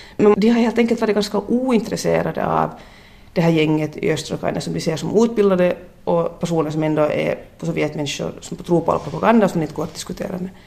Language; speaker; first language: Swedish; native; Swedish